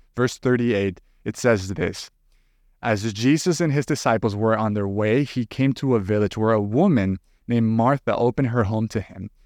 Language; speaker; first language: English; non-native, fluent; Spanish